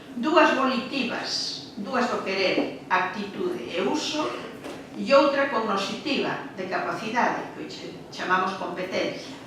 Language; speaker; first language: Galician; native; Galician